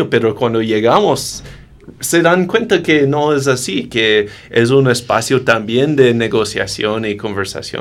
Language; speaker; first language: Spanish; non-native, fluent; English